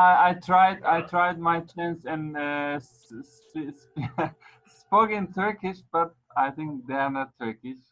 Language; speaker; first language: English; non-native, fluent; Arabic